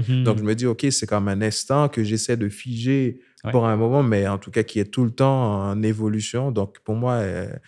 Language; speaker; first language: French; non-native, local second language; Haitian Creole